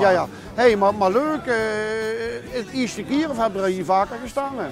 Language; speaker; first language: Dutch; native; Dutch